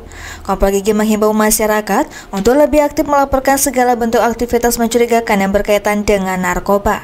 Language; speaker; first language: Indonesian; native; Indonesian